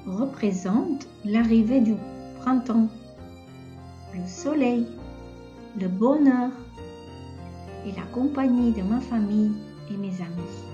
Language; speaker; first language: French; non-native, fluent; Catalan